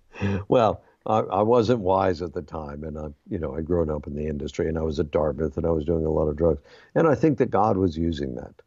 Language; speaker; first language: English; native; English